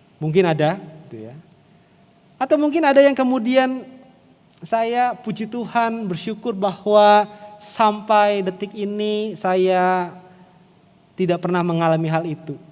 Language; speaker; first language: Indonesian; native; Indonesian